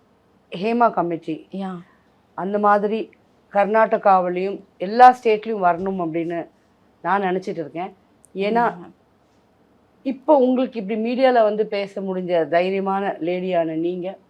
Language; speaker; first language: Tamil; native; Tamil